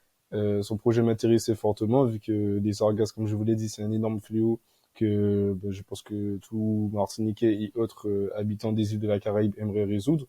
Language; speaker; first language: French; native; French